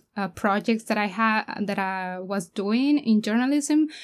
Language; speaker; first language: English; non-native, fluent; Spanish